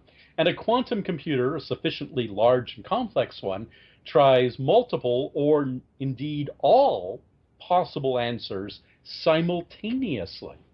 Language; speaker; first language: English; native; English